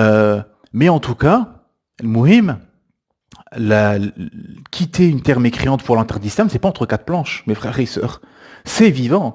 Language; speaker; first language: French; native; French